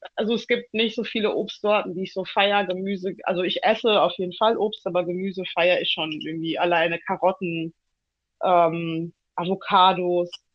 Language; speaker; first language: German; early bilingual, other home language; Italian